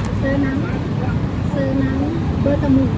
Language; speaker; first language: Indonesian; non-native, learner; Thai